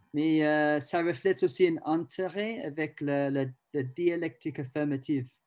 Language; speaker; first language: French; non-native, learner; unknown